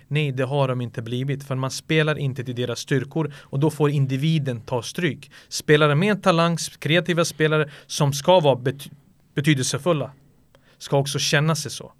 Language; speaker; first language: Swedish; early bilingual, other home language; Serbian